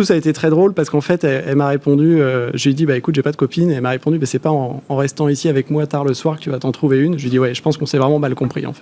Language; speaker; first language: French; native; French